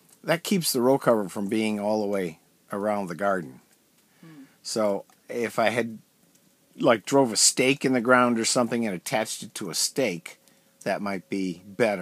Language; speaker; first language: English; native; English